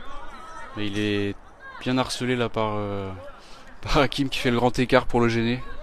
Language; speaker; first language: French; native; French